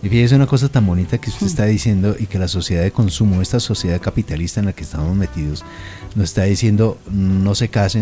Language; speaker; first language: Spanish; native; Spanish